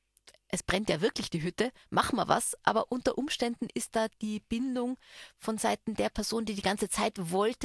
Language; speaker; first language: German; native; German